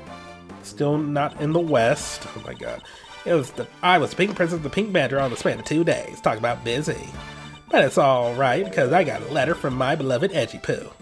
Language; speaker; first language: English; native; English